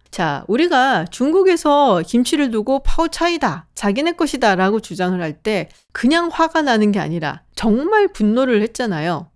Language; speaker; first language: Korean; native; Korean